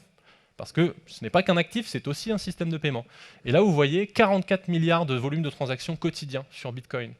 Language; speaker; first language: French; native; French